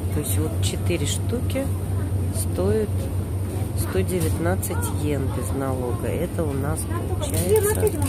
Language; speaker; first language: Russian; native; Russian